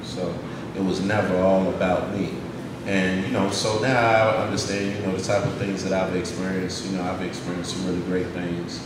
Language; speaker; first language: English; native; English